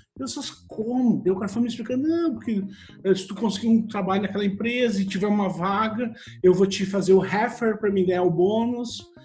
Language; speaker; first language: Portuguese; native; Portuguese